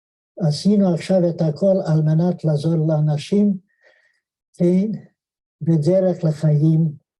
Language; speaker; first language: Hebrew; non-native, fluent; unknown